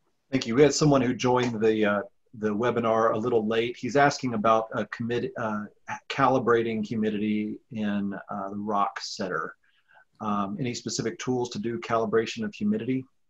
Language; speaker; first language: English; native; English